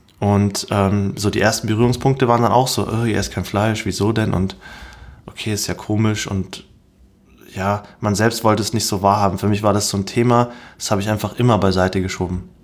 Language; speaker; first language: German; native; German